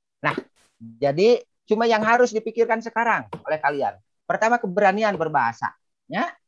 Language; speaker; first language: Indonesian; non-native, local second language; Sundanese